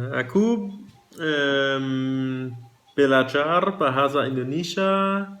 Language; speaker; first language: Indonesian; non-native, learner; German